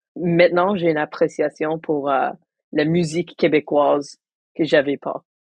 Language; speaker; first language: French; non-native, local second language; Tamil